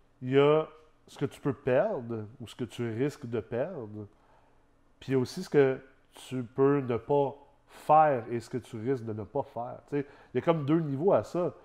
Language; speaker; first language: French; early bilingual, other home language; English